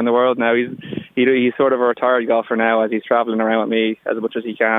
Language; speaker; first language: English; native; English